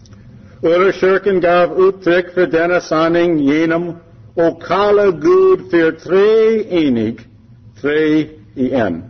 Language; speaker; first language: Swedish; non-native, learner; English